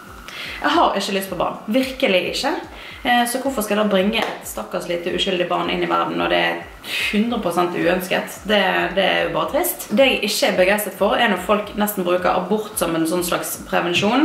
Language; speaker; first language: Norwegian; native; Norwegian